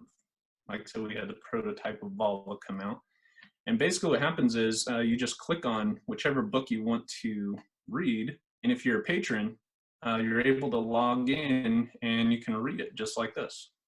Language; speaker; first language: English; native; English